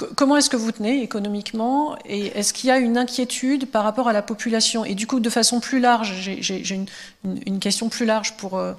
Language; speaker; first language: French; native; French